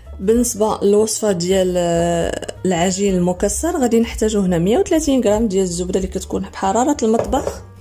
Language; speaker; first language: Arabic; native; Arabic